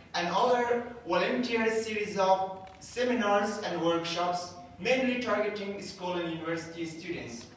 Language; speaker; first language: English; non-native, fluent; Persian